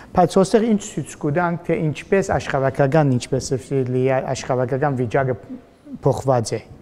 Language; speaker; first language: Armenian; early bilingual, heritage; Armenian